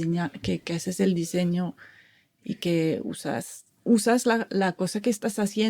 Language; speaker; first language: Spanish; non-native, fluent; French